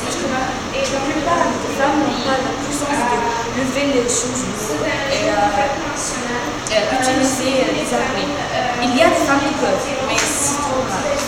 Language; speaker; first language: French; non-native, learner; Arabic